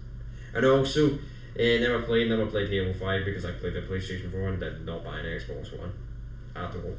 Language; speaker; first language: English; native; English